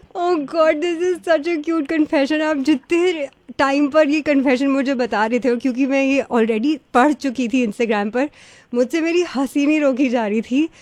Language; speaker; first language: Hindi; early bilingual, heritage; Hindi